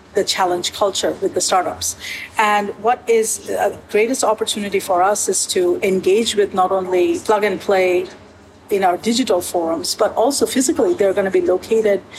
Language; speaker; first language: English; native; English